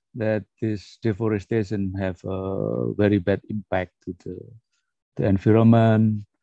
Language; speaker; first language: English; non-native, fluent; Indonesian